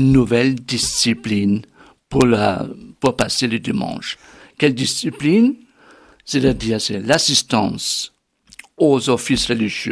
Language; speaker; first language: French; non-native, fluent; German